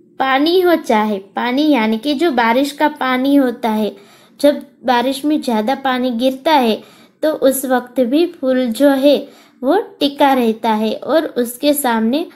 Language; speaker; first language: Hindi; non-native, local second language; Gujarati